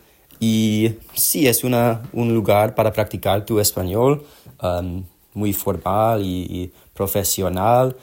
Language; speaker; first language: Spanish; non-native, learner; English